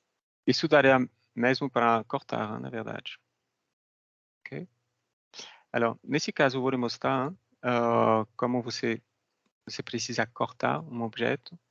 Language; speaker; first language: Portuguese; non-native, fluent; French